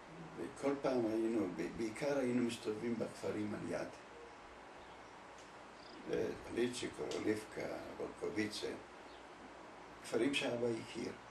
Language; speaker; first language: Hebrew; early bilingual, other home language; Polish